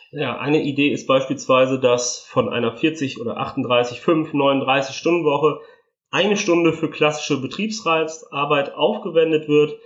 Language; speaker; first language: German; native; German